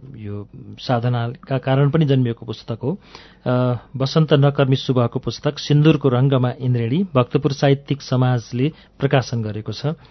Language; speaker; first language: Nepali; native; Nepali